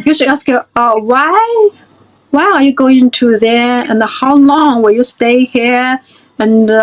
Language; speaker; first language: English; non-native, fluent; Chinese